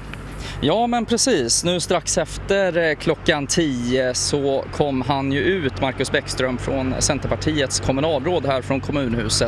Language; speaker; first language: Swedish; native; Swedish